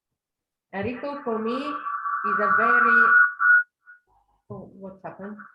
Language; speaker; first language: English; non-native, learner; Italian